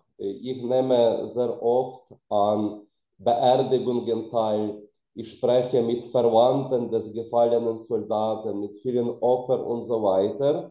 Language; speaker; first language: German; non-native, fluent; Ukrainian